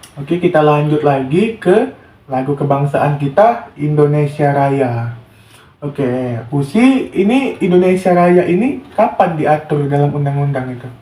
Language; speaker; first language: Indonesian; non-native, local second language; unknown